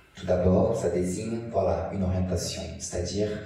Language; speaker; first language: French; non-native, fluent; Portuguese